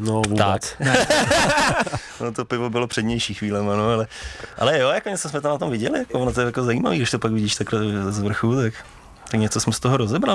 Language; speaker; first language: Czech; native; Czech